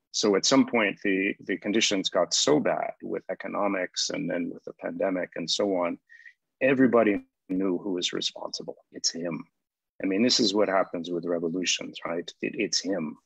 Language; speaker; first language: English; native; English